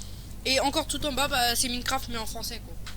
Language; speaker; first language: French; native; French